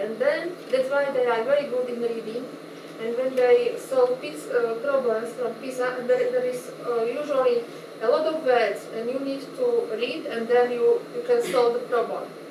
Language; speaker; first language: English; non-native, fluent; Slovak